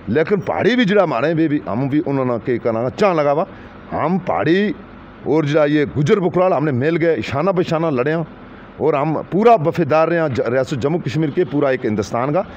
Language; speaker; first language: Hindi; non-native, local second language; Gujari